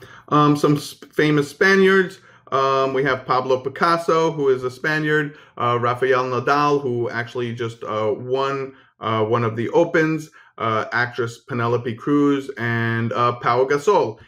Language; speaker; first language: English; early bilingual, other home language; Spanish